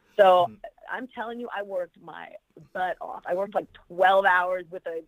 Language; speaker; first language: English; native; English